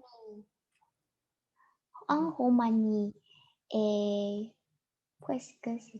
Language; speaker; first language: French; non-native, learner; Chinese